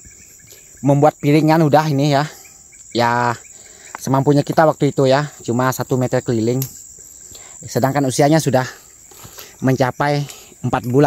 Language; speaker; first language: Indonesian; native; Indonesian